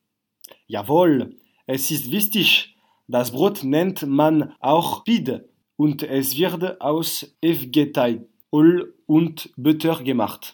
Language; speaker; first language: German; non-native, learner; French